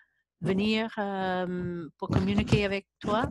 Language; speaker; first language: French; non-native, learner; English